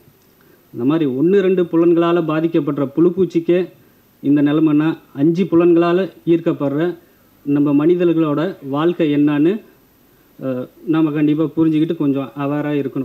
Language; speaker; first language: Tamil; native; Tamil